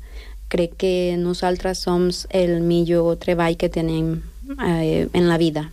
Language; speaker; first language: Catalan; non-native, fluent; Spanish